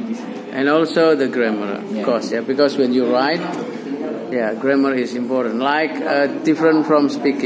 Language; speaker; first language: English; non-native, fluent; Indonesian